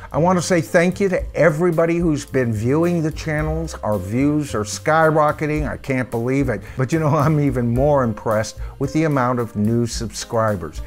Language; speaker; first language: English; native; English